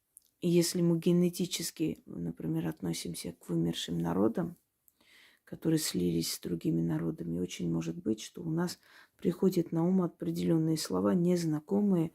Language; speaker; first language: Russian; native; Russian